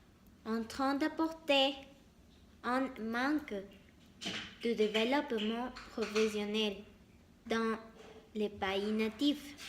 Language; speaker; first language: French; non-native, learner; Spanish